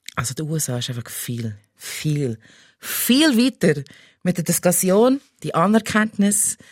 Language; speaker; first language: German; non-native, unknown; English